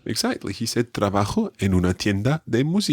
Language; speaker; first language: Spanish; non-native, fluent; English